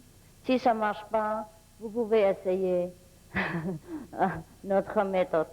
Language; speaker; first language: French; non-native, fluent; Vietnamese